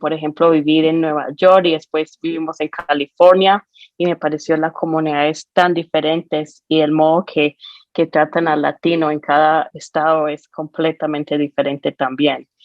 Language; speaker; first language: Spanish; early bilingual, heritage; Spanish